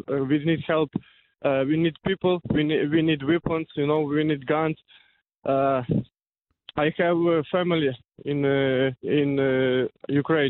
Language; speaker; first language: English; non-native, learner; Ukrainian